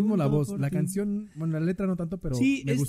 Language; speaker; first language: Spanish; native; Spanish